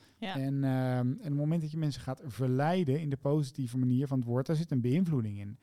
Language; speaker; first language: Dutch; native; Dutch